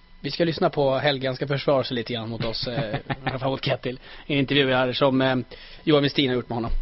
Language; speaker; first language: Swedish; native; Swedish